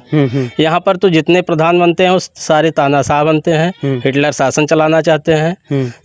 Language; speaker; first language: Hindi; native; Hindi